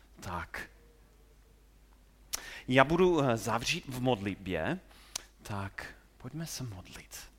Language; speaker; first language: Czech; non-native, fluent; English